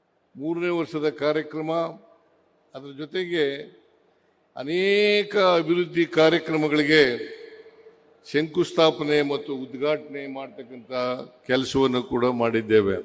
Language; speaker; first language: Kannada; native; Kannada